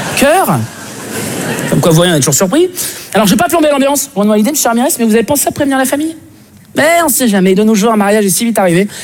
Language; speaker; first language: French; native; French